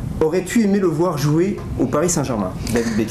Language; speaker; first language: French; native; French